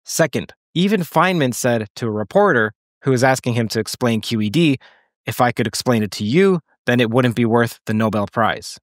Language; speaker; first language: English; native; English